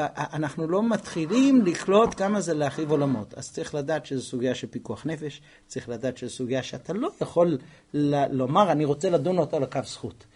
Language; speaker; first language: Hebrew; non-native, fluent; English